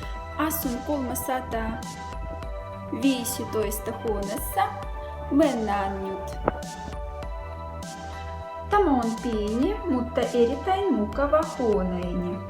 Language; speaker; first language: Finnish; non-native, learner; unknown